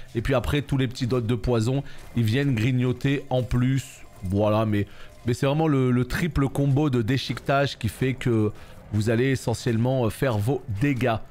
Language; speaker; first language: French; native; French